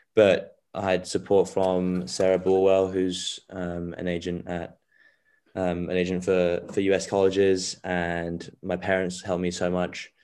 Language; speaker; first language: English; native; English